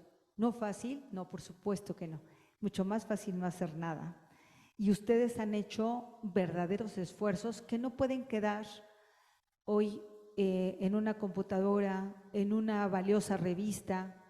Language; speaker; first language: Spanish; native; Spanish